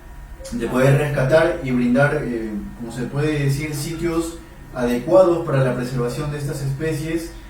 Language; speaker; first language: Spanish; native; Spanish